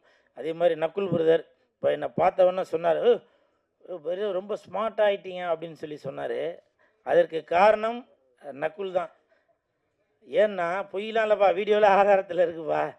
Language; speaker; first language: Tamil; native; Tamil